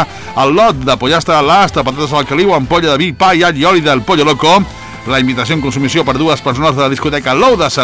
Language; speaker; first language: Catalan; native; Catalan